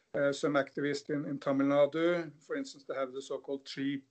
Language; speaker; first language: English; non-native, fluent; Norwegian